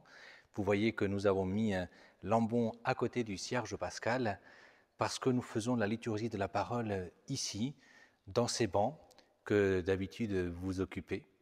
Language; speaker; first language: French; non-native, fluent; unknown